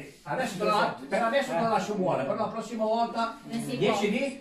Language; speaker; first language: Italian; early bilingual, other home language; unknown